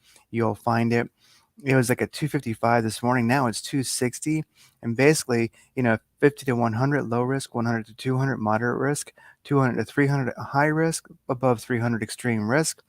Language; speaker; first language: English; native; English